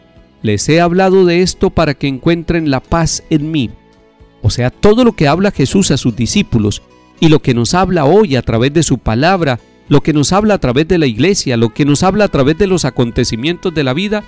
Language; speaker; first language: Spanish; native; Spanish